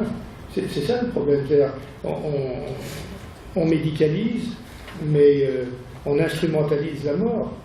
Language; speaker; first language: French; native; French